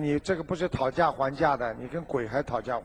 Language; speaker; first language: Chinese; native; Chinese